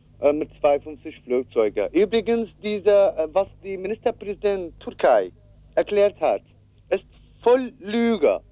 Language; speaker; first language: German; non-native, learner; Kurdish